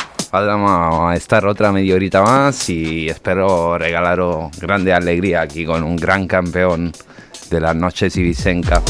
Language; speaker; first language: Spanish; non-native, fluent; Italian